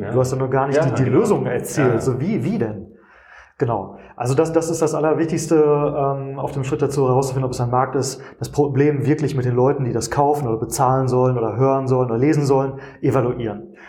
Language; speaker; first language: German; native; German